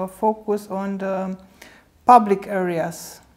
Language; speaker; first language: English; non-native, fluent; Romanian